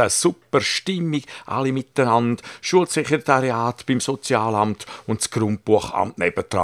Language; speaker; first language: German; native; German